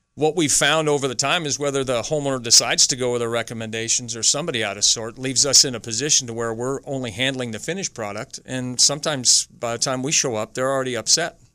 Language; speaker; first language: English; native; English